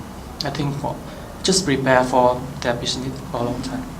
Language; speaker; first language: English; non-native, learner; Vietnamese